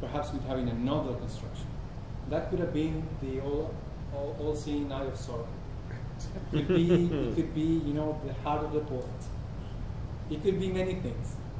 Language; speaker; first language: English; early bilingual, other home language; Spanish